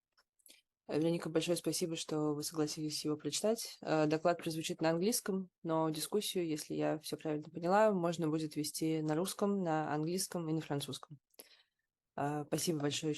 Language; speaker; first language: Russian; native; Russian